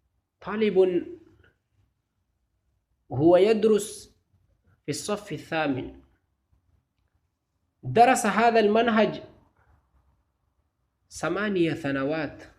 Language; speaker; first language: Arabic; non-native, fluent; Urdu